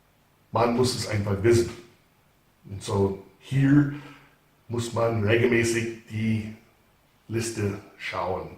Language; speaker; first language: German; non-native, fluent; English